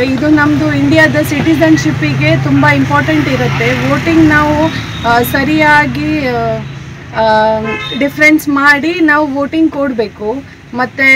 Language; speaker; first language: Kannada; non-native, local second language; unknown